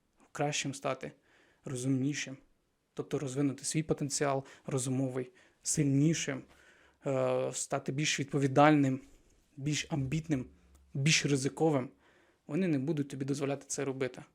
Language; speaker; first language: Ukrainian; non-native, local second language; Russian